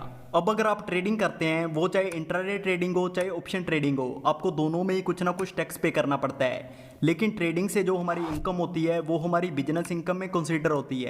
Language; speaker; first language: Hindi; native; Hindi